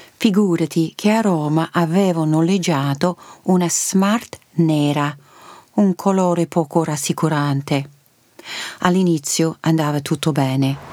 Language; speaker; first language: Italian; early bilingual, heritage; Italian